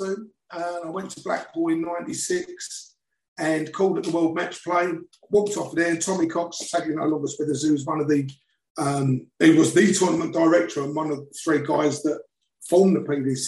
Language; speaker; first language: English; native; English